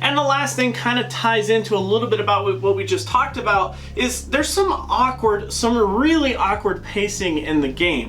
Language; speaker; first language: English; native; English